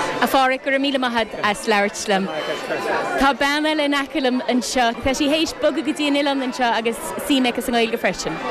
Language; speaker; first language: Irish; native; Irish